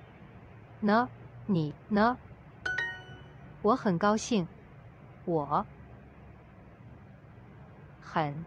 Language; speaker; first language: Chinese; non-native, learner; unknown